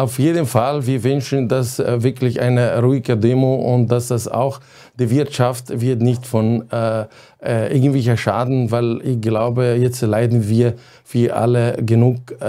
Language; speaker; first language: German; non-native, fluent; Arabic